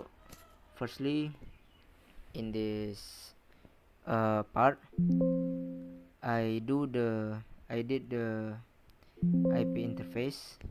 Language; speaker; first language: English; non-native, learner; Indonesian